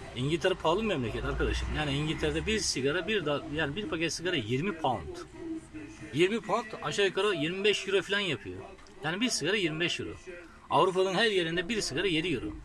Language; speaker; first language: Turkish; native; Turkish